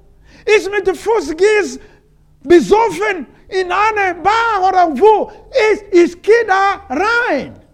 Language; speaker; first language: German; non-native, learner; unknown